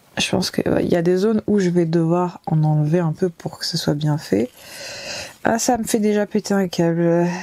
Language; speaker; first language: French; early bilingual, other home language; Portuguese